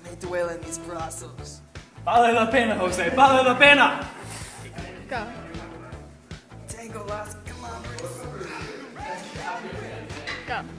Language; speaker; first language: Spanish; non-native, learner; English